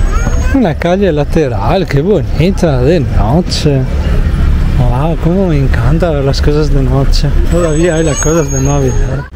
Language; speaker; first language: Spanish; non-native, learner; Italian